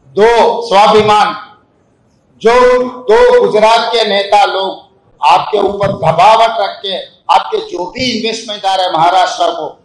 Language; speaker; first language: Hindi; non-native, local second language; Telugu